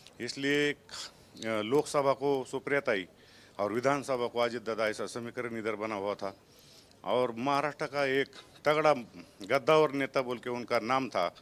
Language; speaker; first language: Hindi; non-native, local second language; Marathi